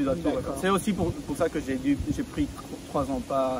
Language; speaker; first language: French; non-native, fluent; Spanish